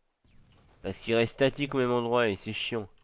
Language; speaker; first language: French; native; French